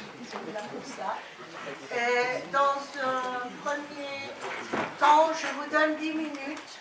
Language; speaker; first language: French; native; French